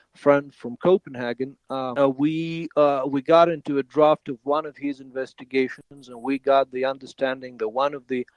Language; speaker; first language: English; non-native, fluent; Ukrainian